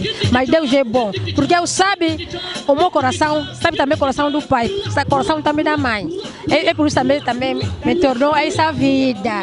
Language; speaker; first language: Portuguese; non-native, local second language; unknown